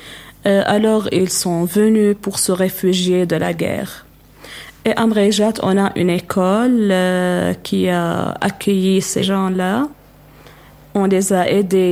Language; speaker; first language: French; non-native, local second language; Arabic